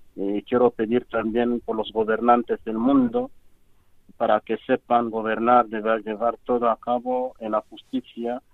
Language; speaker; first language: Spanish; non-native, fluent; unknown